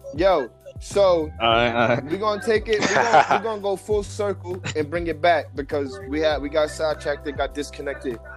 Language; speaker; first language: English; native; English